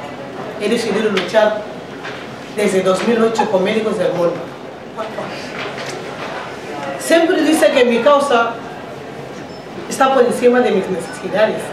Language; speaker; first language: Spanish; non-native, fluent; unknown